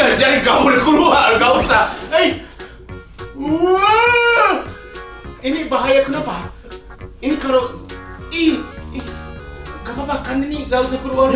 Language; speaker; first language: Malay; non-native, fluent; Japanese